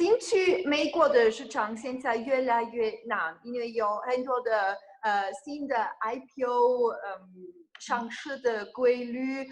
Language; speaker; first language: Chinese; non-native, fluent; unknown